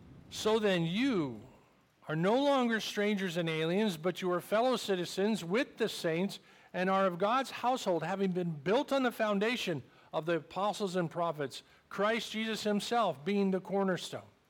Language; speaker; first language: English; native; English